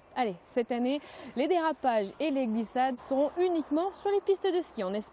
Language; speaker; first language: French; native; French